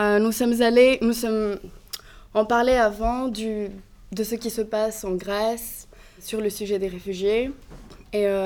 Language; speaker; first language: French; non-native, fluent; Greek